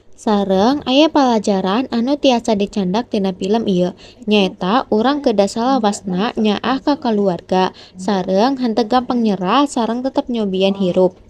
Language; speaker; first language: Sundanese; non-native, local second language; Indonesian